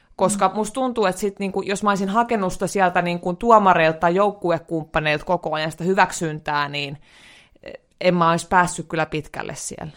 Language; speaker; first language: Finnish; native; Finnish